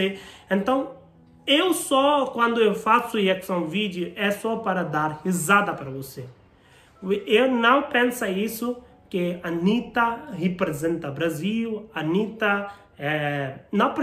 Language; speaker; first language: Portuguese; non-native, learner; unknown